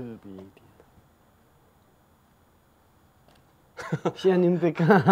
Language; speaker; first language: Chinese; non-native, local second language; Tibetan